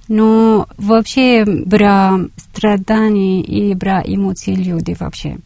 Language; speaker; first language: Russian; non-native, learner; Arabic